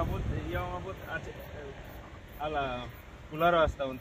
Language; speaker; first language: Romanian; non-native, learner; Bangla